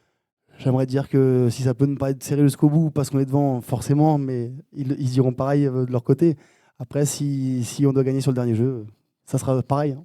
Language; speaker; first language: French; native; French